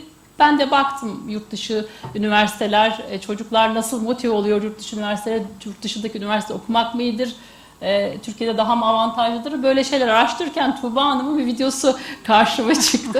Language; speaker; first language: Turkish; native; Turkish